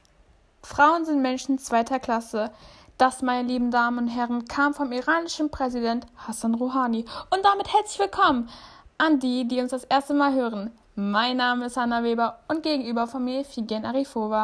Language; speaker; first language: German; early bilingual, other home language; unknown